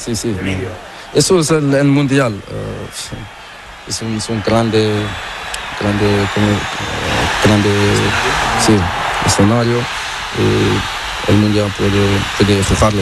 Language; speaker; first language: Spanish; non-native, learner; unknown